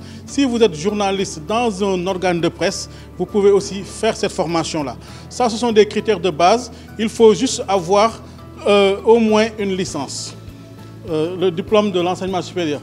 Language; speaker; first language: French; non-native, local second language; Wolof